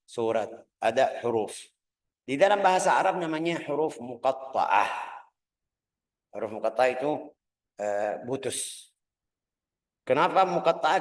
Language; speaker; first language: Indonesian; non-native, fluent; Arabic